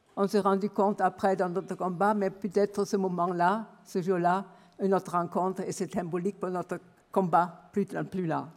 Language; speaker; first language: French; non-native, fluent; German